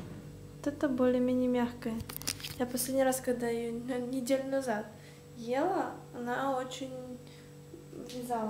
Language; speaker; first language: Russian; early bilingual, heritage; Russian